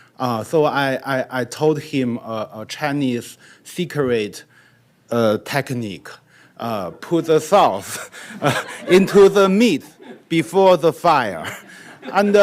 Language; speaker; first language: English; non-native, learner; Chinese